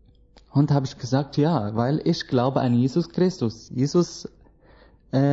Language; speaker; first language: German; non-native, learner; Arabic